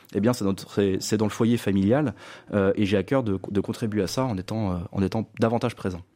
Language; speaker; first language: French; native; French